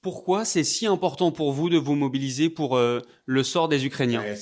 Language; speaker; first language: French; native; French